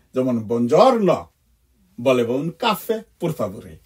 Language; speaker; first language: Italian; non-native, fluent; Bangla